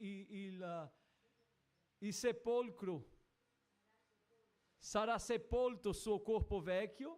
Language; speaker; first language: Italian; non-native, fluent; Portuguese